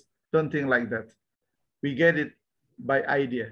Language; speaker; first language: English; non-native, learner; Indonesian